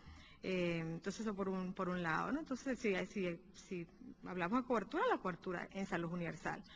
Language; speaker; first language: Spanish; native; Spanish